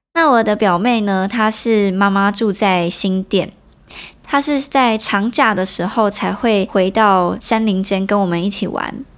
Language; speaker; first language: Chinese; non-native, local second language; Hakka Chinese